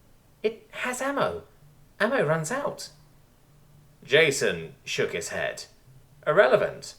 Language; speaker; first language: English; native; English